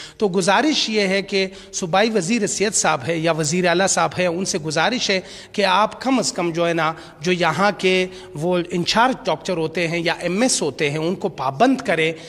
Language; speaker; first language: Urdu; non-native, local second language; Pashto